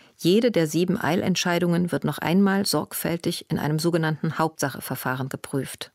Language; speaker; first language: German; native; German